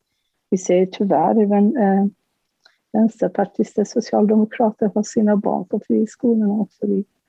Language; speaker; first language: Swedish; non-native, fluent; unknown